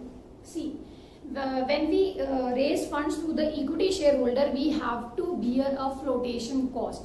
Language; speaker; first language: English; non-native, local second language; Hindi